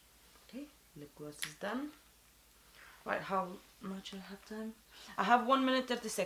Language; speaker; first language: English; non-native, fluent; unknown